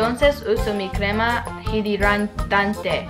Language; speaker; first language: Spanish; non-native, learner; English